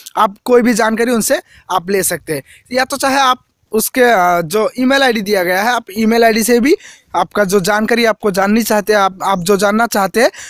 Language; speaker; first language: Hindi; non-native, local second language; Assamese